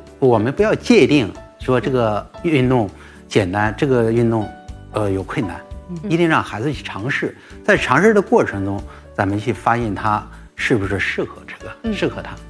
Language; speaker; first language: Chinese; native; Chinese